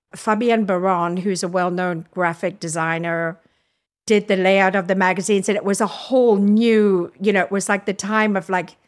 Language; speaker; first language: English; native; English